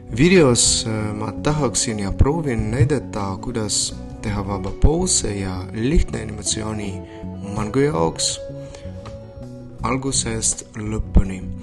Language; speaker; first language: Estonian; non-native, learner; Belarusian